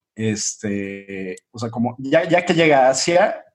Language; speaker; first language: Spanish; native; Spanish